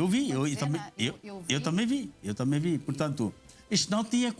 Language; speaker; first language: Portuguese; non-native, learner; Bangla